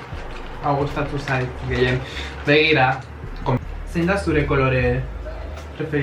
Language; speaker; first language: Basque; non-native, local second language; Spanish